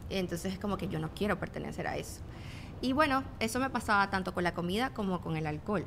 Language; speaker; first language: Spanish; native; Spanish